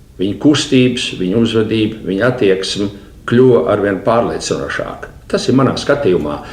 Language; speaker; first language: Latvian; native; Latvian